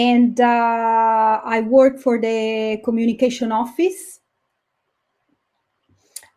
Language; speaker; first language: English; non-native, fluent; Italian